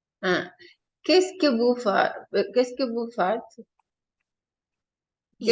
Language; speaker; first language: French; non-native, learner; Spanish